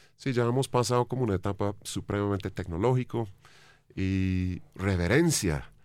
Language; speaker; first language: Spanish; non-native, fluent; English